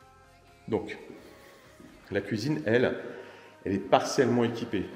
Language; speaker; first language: French; native; French